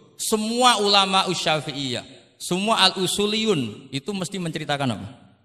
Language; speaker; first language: Indonesian; non-native, local second language; Javanese